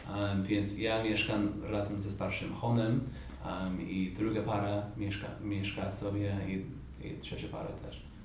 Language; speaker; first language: Polish; non-native, fluent; English